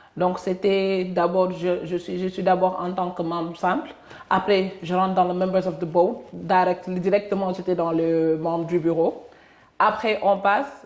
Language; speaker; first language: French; non-native, local second language; Wolof